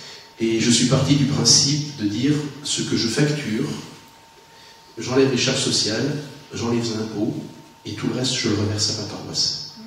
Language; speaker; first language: French; native; French